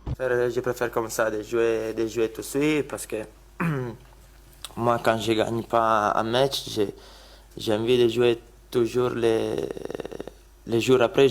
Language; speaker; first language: French; non-native, learner; Italian